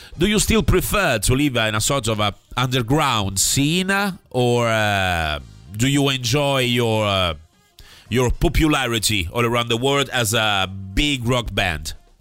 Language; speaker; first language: English; non-native, fluent; Italian